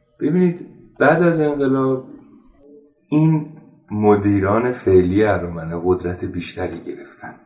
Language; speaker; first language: Persian; non-native, local second language; Armenian